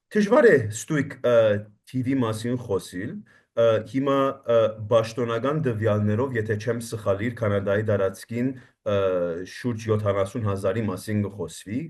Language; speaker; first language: Armenian; early bilingual, heritage; Armenian